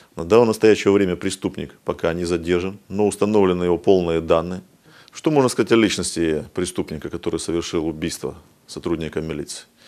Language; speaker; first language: Russian; native; Russian